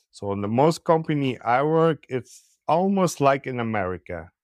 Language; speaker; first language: English; non-native, learner; Dutch